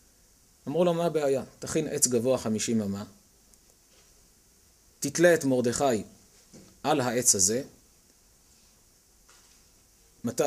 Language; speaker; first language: Hebrew; native; Hebrew